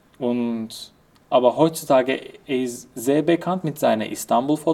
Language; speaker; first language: German; non-native, fluent; Turkish